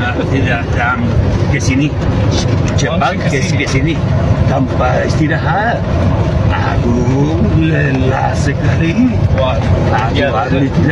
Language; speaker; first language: Indonesian; non-native, learner; Spanish